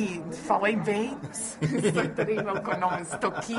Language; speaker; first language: Portuguese; non-native, learner; Croatian